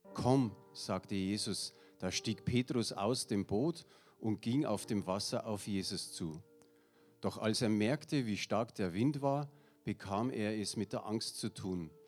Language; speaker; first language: German; non-native, fluent; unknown